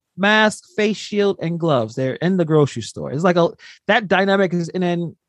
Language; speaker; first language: English; native; English